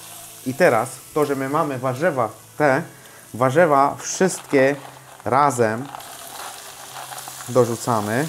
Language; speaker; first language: Polish; non-native, learner; Hindi